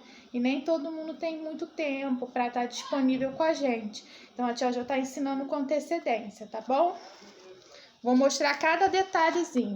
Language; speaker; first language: Portuguese; native; Portuguese